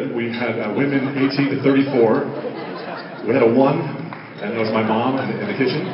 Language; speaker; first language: English; native; English